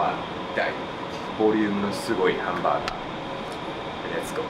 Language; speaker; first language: Japanese; native; Japanese